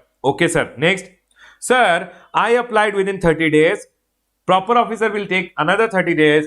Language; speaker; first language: English; non-native, local second language; Hindi